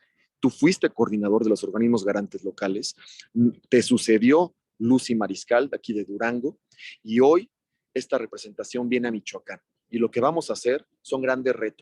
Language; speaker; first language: Spanish; native; Spanish